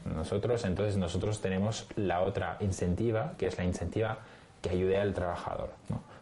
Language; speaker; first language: Spanish; non-native, fluent; French